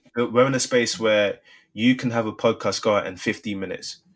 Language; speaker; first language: English; native; English